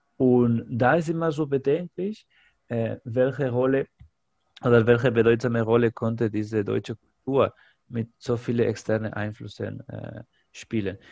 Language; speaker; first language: German; non-native, fluent; Spanish